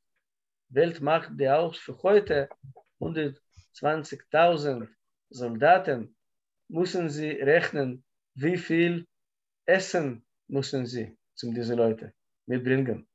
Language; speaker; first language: German; non-native, learner; Russian